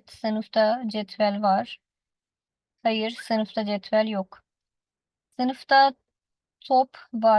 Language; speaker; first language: Turkish; non-native, fluent; Urdu